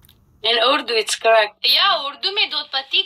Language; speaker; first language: Hindi; non-native, fluent; Pashto